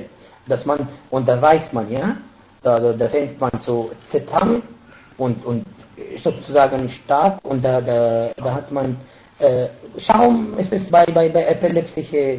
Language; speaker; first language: German; non-native, fluent; Arabic